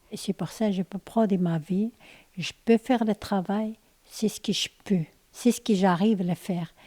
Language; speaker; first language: French; non-native, learner; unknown